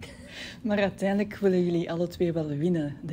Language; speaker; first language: Dutch; native; Dutch